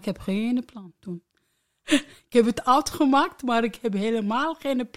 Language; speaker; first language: Dutch; non-native, learner; Arabic